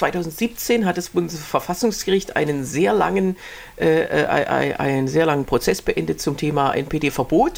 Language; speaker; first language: German; native; German